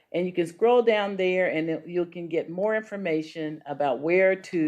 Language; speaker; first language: English; native; English